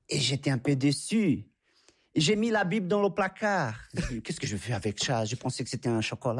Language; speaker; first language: French; non-native, fluent; Portuguese